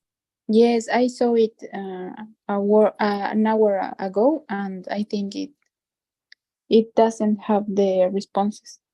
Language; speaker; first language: English; non-native, learner; Spanish